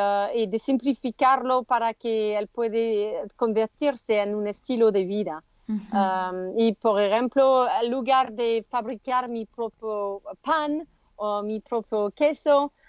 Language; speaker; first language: Spanish; non-native, learner; French